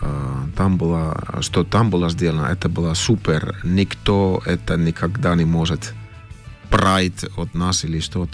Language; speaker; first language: Russian; non-native, fluent; Finnish